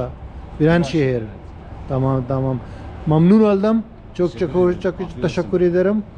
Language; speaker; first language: Turkish; non-native, learner; Urdu